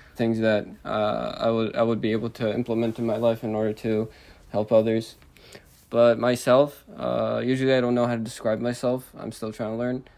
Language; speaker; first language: English; native; English